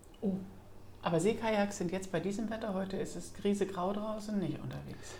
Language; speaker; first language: German; native; German